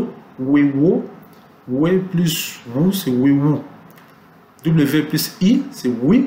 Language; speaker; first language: French; non-native, local second language; Lingala